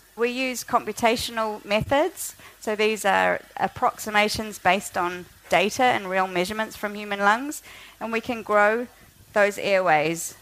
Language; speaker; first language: English; native; English